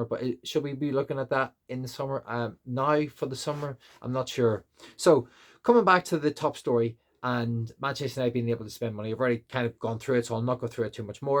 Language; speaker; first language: English; native; English